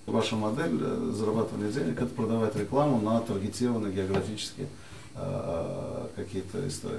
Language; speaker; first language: Russian; native; Russian